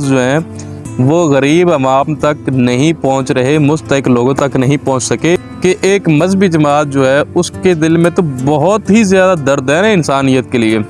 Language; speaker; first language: Urdu; non-native, local second language; Punjabi